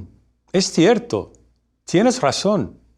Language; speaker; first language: Spanish; non-native, fluent; English